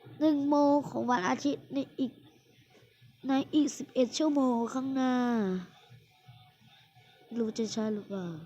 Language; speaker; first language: Thai; native; Thai